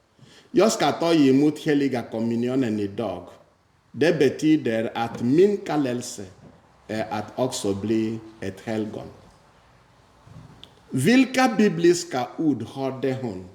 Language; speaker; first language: Swedish; non-native, fluent; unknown